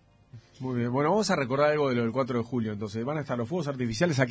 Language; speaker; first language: Spanish; native; Spanish